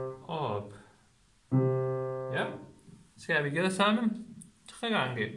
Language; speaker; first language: Danish; non-native, learner; Spanish